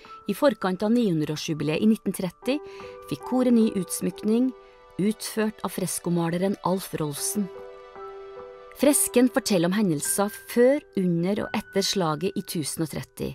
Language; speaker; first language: Norwegian; native; Norwegian